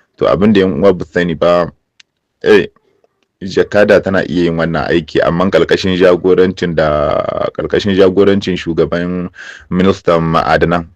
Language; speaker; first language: Hausa; native; Hausa